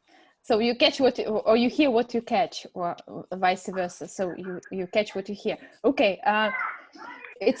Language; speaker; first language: English; non-native, fluent; Russian